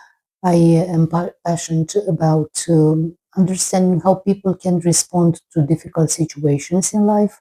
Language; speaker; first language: English; non-native, fluent; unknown